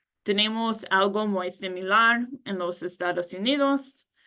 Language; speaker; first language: Spanish; non-native, learner; English